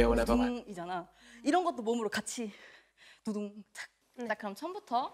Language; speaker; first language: Korean; native; Korean